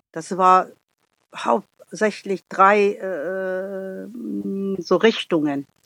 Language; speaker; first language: German; non-native, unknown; Vietnamese